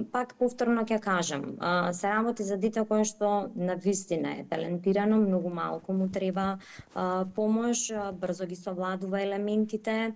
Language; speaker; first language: Macedonian; native; Macedonian